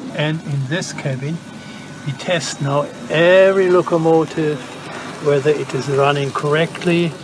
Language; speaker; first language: English; non-native, fluent; German